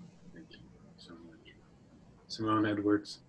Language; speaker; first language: English; native; English